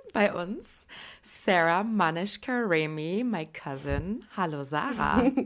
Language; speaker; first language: German; early bilingual, other home language; Persian